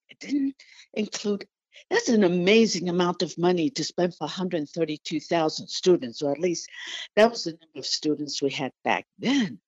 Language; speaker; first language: English; non-native, fluent; Spanish